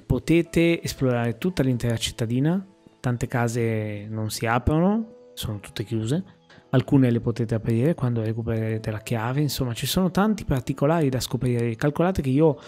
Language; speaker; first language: Italian; native; Italian